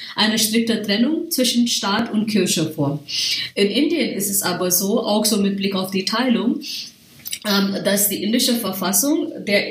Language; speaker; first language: German; non-native, fluent; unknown